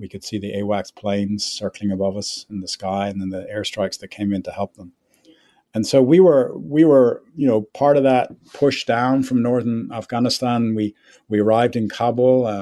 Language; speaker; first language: English; native; English